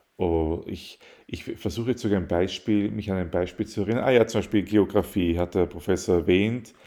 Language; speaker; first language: German; early bilingual, other home language; Arabic